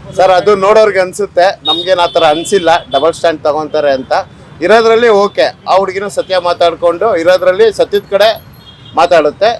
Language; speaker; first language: Kannada; native; Kannada